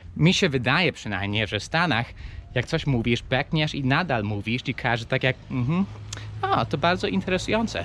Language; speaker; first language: Polish; early bilingual, heritage; English